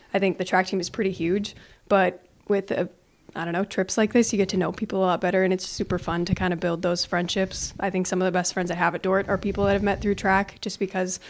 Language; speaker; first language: English; native; English